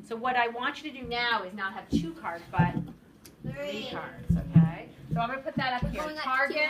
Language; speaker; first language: English; native; English